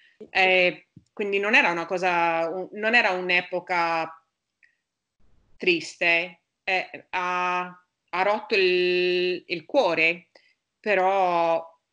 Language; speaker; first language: Italian; non-native, fluent; English